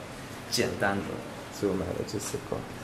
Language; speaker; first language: Chinese; non-native, fluent; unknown